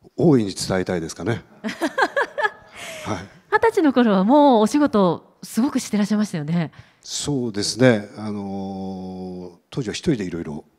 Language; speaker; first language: Japanese; native; Japanese